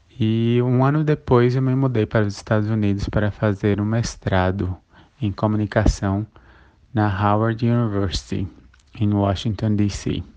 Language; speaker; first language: Portuguese; native; Portuguese